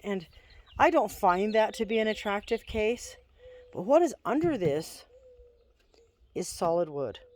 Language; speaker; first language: English; native; English